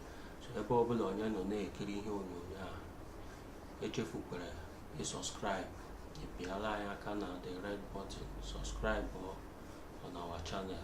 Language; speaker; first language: Igbo; native; Igbo